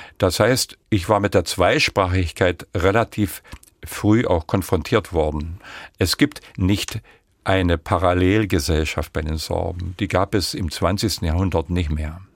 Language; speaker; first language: German; non-native, local second language; Upper Sorbian